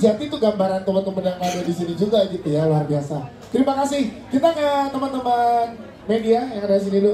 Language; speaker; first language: Indonesian; native; Indonesian